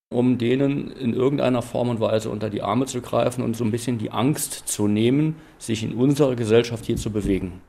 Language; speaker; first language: German; native; German